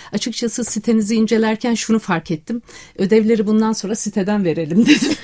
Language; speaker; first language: Turkish; native; Turkish